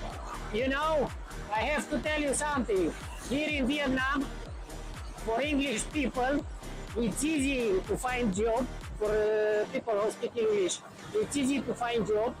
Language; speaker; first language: English; non-native, learner; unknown